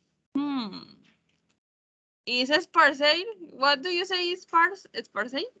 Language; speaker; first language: English; non-native, learner; Spanish